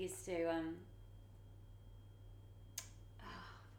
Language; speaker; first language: English; native; English